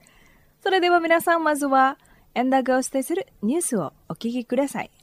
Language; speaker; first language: Japanese; non-native, fluent; Indonesian